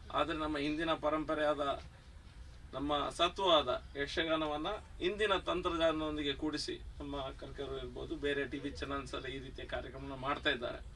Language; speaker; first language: Kannada; non-native, local second language; Tulu